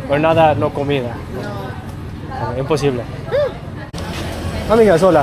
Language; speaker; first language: Spanish; non-native, learner; English